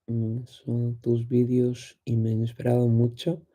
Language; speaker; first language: Spanish; non-native, fluent; English